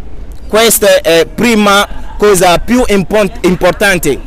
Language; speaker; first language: Italian; non-native, fluent; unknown